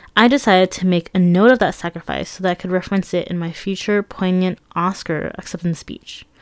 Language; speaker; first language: English; early bilingual, other home language; Persian